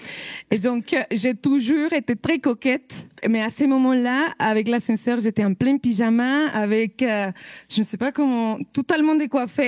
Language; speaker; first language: French; non-native, fluent; Spanish